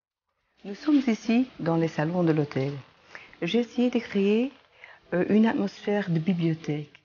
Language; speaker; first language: French; non-native, local second language; Dutch